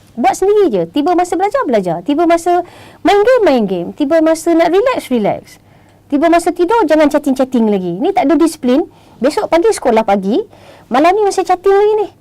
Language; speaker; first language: Malay; native; Malay